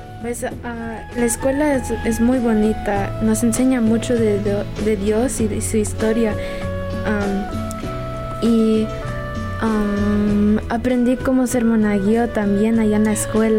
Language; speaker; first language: Spanish; early bilingual, other home language; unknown